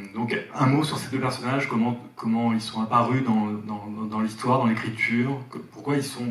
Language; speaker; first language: French; native; French